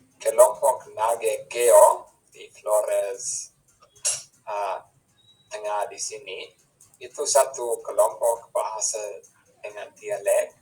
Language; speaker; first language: Indonesian; non-native, fluent; English